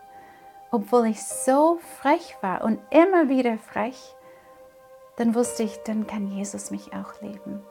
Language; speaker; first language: German; non-native, fluent; English